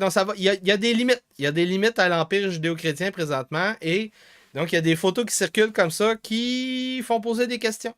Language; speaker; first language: French; native; French